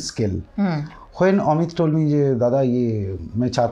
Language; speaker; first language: English; non-native, local second language; Bangla